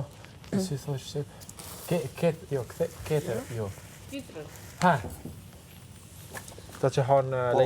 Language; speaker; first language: Albanian; early bilingual, heritage; Albanian